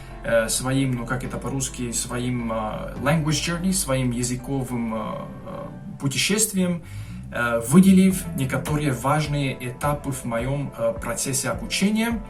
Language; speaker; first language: Russian; non-native, fluent; Hungarian